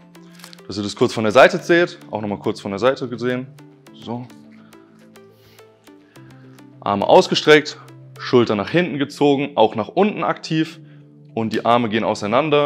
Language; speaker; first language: German; native; German